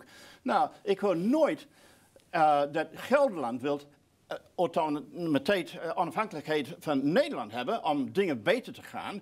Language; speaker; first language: Dutch; non-native, fluent; English